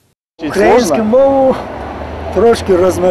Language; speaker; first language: Ukrainian; non-native, learner; Turkish